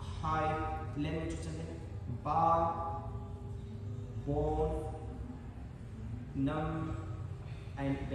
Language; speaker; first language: Vietnamese; non-native, learner; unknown